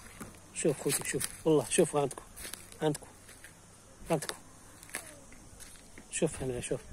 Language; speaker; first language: Arabic; native; Arabic